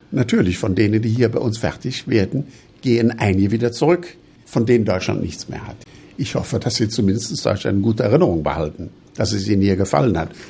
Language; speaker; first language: German; native; German